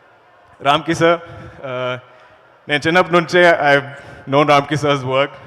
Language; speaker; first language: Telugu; non-native, learner; Malayalam